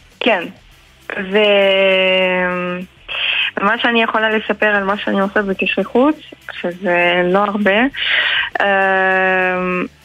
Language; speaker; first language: Hebrew; early bilingual, heritage; Hebrew